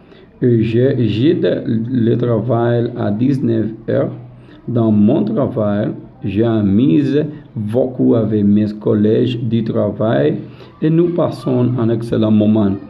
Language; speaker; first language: French; non-native, learner; Spanish